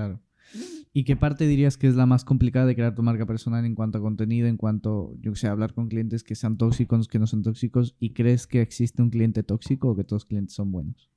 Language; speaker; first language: Spanish; native; Spanish